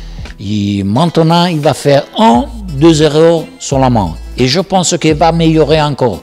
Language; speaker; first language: French; non-native, learner; Italian